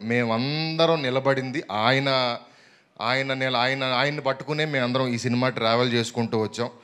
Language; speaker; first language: Telugu; native; Telugu